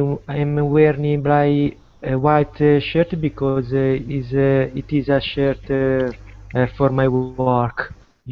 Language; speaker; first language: English; non-native, learner; Italian